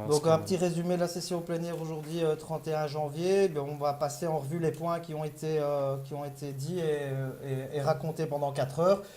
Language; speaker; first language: French; native; French